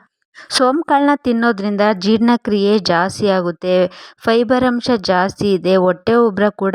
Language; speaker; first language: Kannada; native; Kannada